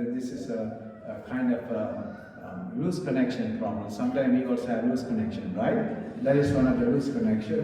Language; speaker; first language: English; non-native, local second language; Tamil